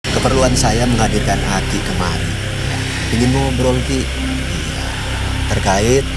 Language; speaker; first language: Indonesian; native; Indonesian